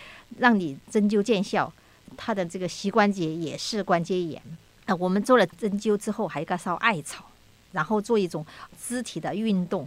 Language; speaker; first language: Chinese; native; Chinese